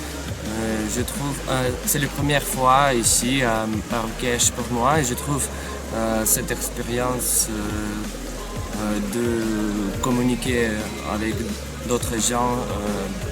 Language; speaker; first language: French; non-native, learner; Russian